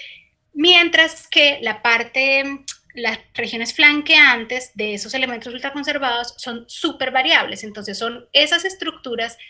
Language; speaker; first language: Spanish; native; Spanish